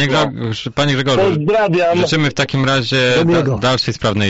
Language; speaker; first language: Polish; native; Polish